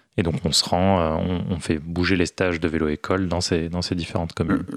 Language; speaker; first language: French; native; French